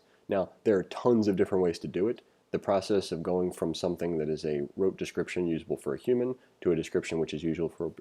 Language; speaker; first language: English; native; English